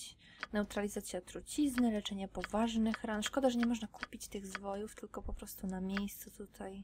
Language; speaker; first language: Polish; native; Polish